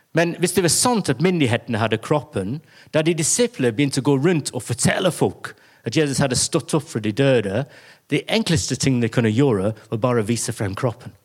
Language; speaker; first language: Norwegian; non-native, fluent; English